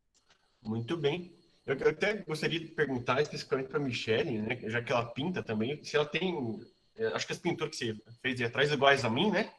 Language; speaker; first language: Portuguese; native; Portuguese